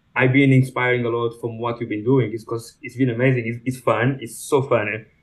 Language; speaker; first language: English; non-native, fluent; Portuguese